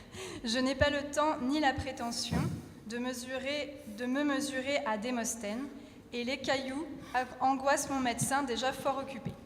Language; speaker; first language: French; native; French